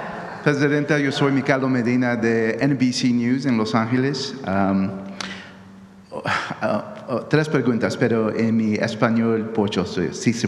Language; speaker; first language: Spanish; early bilingual, heritage; English